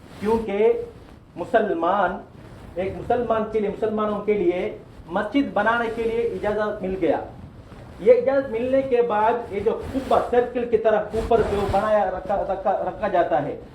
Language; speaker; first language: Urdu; non-native, local second language; Tamil